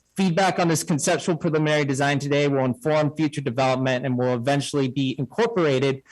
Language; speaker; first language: English; native; English